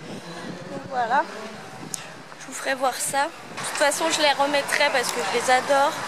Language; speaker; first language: French; native; French